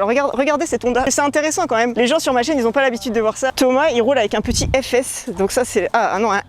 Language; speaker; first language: French; native; French